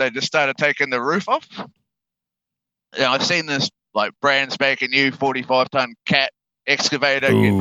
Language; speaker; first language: English; native; English